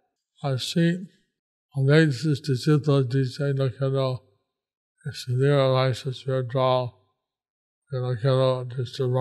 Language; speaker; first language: Spanish; non-native, learner; English